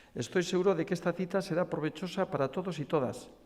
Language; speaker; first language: Spanish; non-native, local second language; Basque